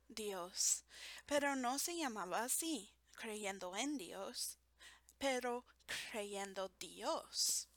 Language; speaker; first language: Spanish; non-native, fluent; English